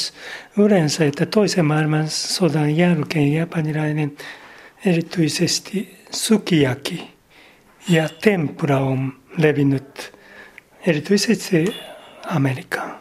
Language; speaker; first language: Finnish; non-native, learner; Japanese